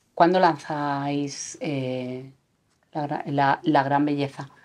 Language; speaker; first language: Spanish; native; Spanish